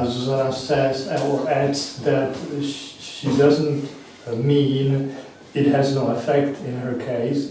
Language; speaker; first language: English; non-native, fluent; Czech